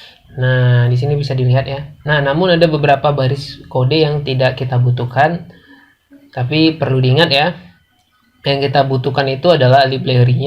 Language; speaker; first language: Indonesian; native; Indonesian